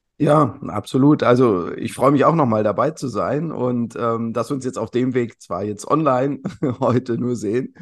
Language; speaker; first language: German; native; German